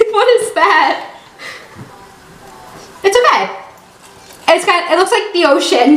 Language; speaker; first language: English; native; English